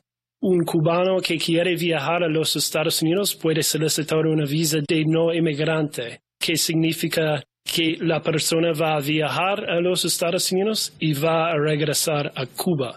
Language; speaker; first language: Spanish; non-native, fluent; English